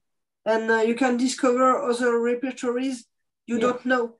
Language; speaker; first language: English; non-native, fluent; French